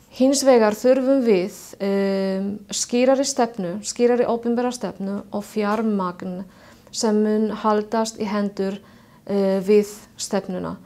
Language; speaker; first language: Icelandic; non-native, fluent; Polish